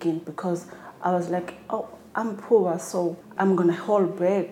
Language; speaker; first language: English; non-native, local second language; Xhosa